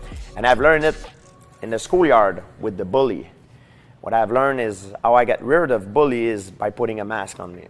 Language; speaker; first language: English; non-native, local second language; French